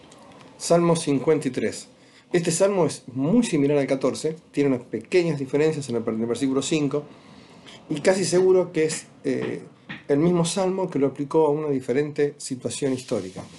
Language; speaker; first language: Spanish; native; Spanish